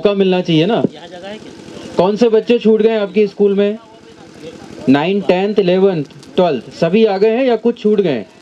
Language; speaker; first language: Hindi; native; Hindi